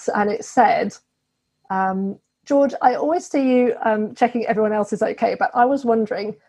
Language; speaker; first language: English; native; English